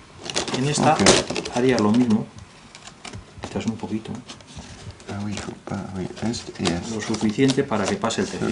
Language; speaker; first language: Spanish; native; Spanish